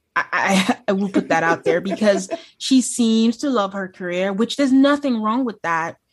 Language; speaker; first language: English; non-native, local second language; Yoruba